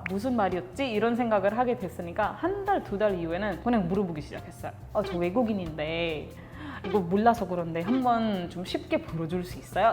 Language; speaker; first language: Korean; non-native, fluent; Hindi